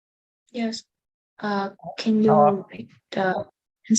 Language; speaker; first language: English; non-native, learner; Vietnamese